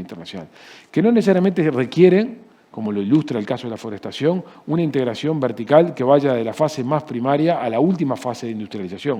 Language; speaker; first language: Spanish; native; Spanish